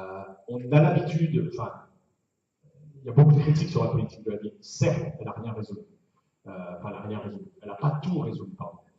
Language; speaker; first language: French; native; French